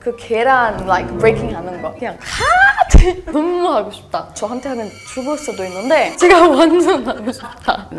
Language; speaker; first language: Korean; non-native, learner; English